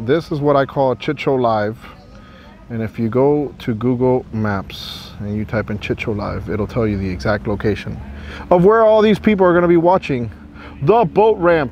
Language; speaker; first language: English; early bilingual, other home language; Spanish